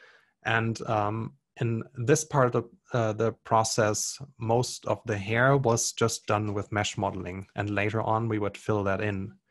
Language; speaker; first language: English; non-native, fluent; German